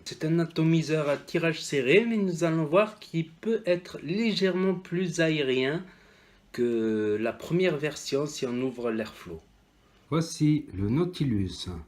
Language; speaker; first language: French; native; French